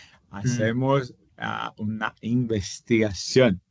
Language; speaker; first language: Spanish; non-native, fluent; Portuguese